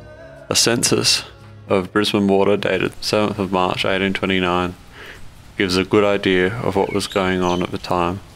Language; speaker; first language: English; native; English